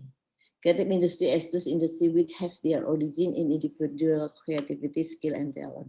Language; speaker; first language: English; non-native, fluent; Indonesian